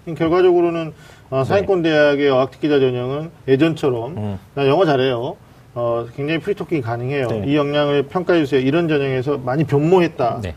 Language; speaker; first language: Korean; native; Korean